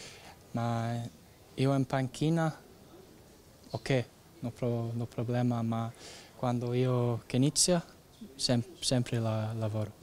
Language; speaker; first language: Italian; non-native, learner; English